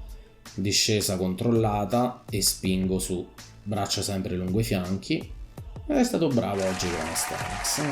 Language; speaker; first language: Italian; native; Italian